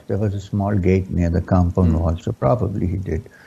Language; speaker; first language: English; non-native, local second language; Urdu